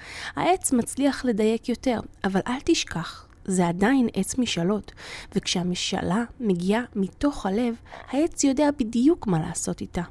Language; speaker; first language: Hebrew; native; Hebrew